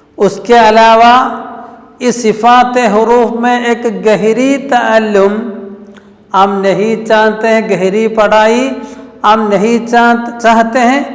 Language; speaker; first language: Urdu; non-native, local second language; Malayalam